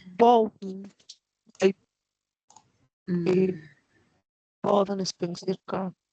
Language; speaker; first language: English; non-native, learner; Spanish